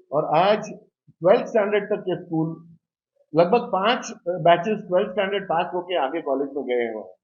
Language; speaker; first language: Hindi; non-native, local second language; Marathi